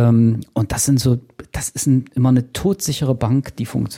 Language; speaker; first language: German; native; German